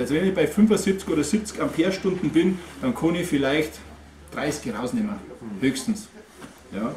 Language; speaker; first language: German; native; German